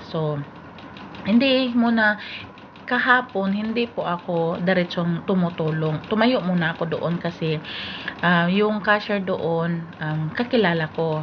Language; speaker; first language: Filipino; native; Filipino